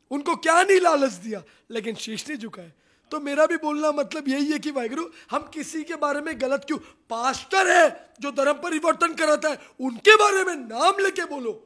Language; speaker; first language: Hindi; non-native, local second language; Punjabi